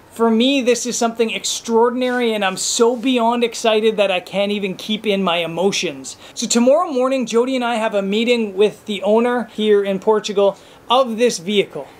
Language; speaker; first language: English; native; English